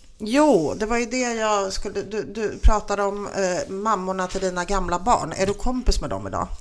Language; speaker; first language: Swedish; early bilingual, other home language; Polish